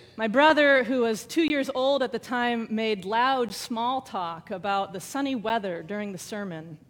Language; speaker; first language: English; native; English